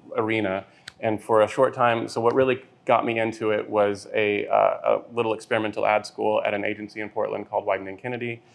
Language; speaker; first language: English; native; English